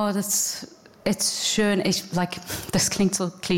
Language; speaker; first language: German; non-native, fluent; English